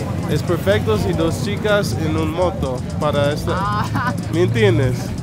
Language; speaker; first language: Spanish; non-native, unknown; English